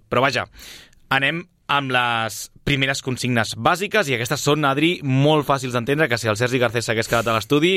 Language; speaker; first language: Catalan; native; Catalan